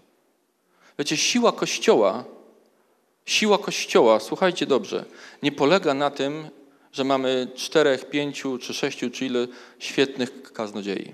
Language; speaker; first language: Polish; native; Polish